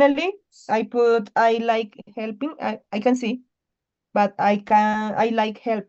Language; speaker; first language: English; non-native, learner; Spanish